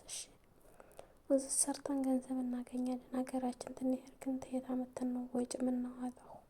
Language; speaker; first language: Amharic; native; Amharic